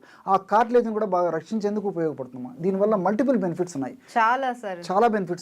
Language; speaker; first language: Telugu; native; Telugu